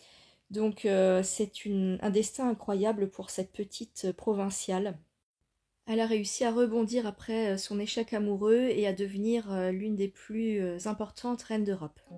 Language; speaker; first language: French; native; French